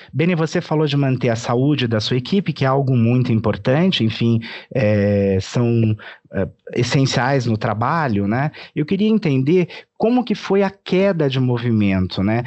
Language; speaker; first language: Portuguese; native; Portuguese